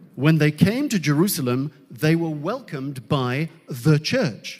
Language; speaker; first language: English; native; English